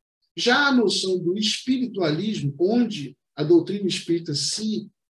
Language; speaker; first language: Portuguese; native; Portuguese